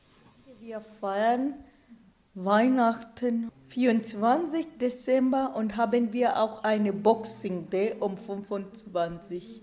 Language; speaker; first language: German; non-native, learner; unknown